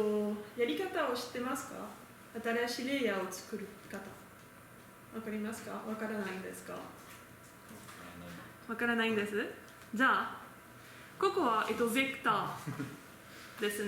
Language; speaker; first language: Japanese; non-native, learner; French